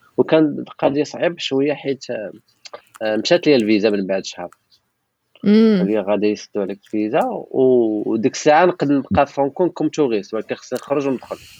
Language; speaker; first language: Arabic; non-native, local second language; Tachelhit